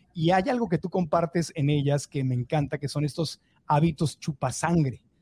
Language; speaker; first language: Spanish; native; Spanish